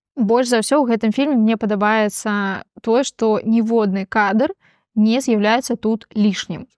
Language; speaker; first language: Belarusian; non-native, local second language; Russian